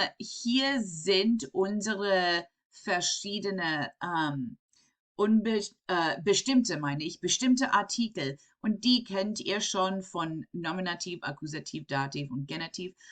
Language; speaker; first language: German; non-native, fluent; English